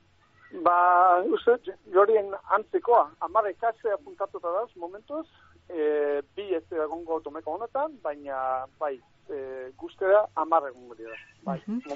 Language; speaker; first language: Basque; non-native, fluent; English